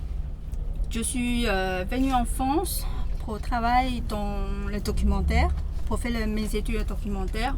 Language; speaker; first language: French; non-native, fluent; Chinese